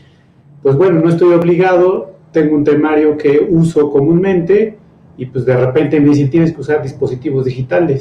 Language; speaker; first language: Spanish; native; Spanish